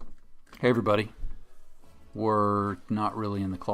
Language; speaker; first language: English; native; English